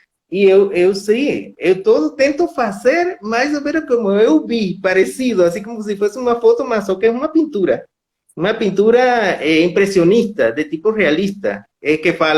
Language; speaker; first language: Portuguese; non-native, fluent; Spanish